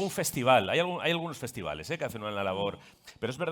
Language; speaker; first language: Spanish; native; Spanish